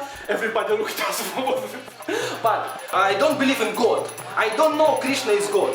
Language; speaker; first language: English; non-native, learner; Russian